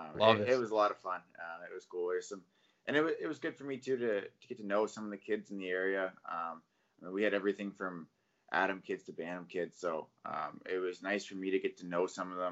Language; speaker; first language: English; native; English